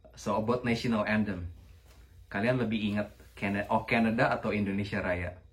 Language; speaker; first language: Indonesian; native; Indonesian